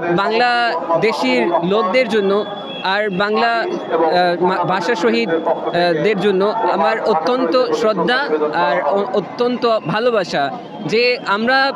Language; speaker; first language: Bangla; non-native, fluent; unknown